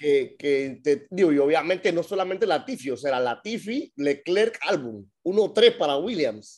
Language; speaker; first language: Spanish; native; Spanish